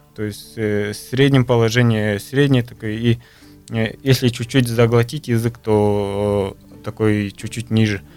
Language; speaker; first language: Russian; non-native, local second language; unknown